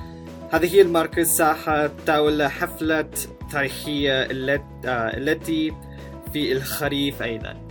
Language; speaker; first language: Arabic; non-native, learner; English